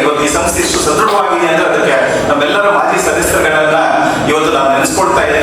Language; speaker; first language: Kannada; native; Kannada